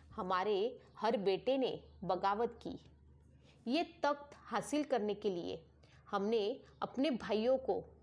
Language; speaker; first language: Hindi; non-native, local second language; Marathi